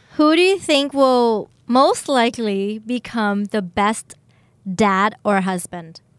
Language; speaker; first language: English; native; English